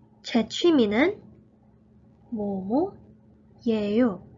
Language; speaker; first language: Korean; early bilingual, heritage; Korean